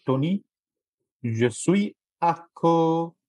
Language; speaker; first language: French; non-native, learner; Chinese